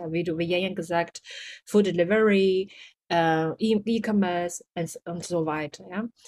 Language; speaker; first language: German; non-native, learner; Chinese